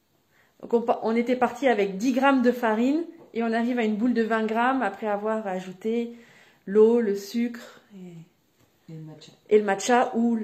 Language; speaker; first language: French; native; French